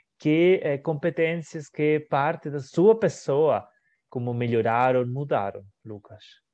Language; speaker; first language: Portuguese; non-native, fluent; Spanish